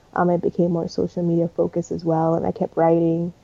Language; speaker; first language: English; early bilingual, other home language; Spanish